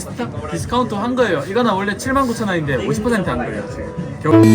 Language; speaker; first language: Korean; native; Korean